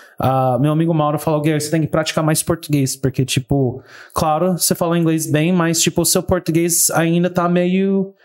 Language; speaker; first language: Portuguese; non-native, fluent; English